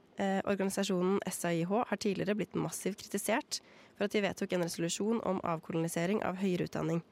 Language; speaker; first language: Norwegian; native; Norwegian